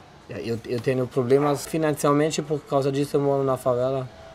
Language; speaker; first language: Portuguese; non-native, fluent; German